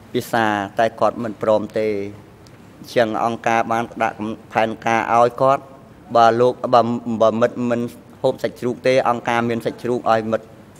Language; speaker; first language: Khmer; non-native, local second language; Eastern Cham